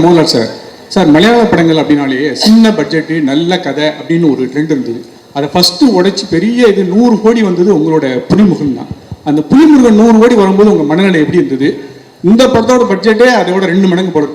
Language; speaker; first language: Tamil; native; Tamil